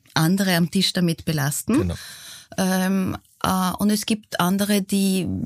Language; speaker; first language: German; native; German